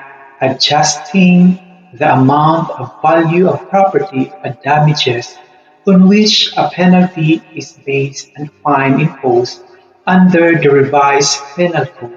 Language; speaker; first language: English; non-native, local second language; Filipino